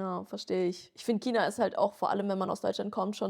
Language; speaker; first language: German; native; German